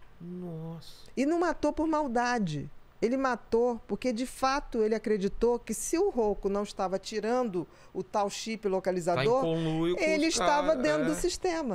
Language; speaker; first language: Portuguese; native; Portuguese